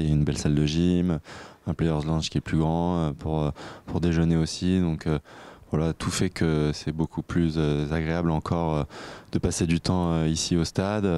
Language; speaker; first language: French; native; French